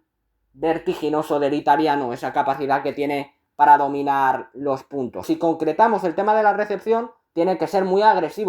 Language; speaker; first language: Spanish; native; Spanish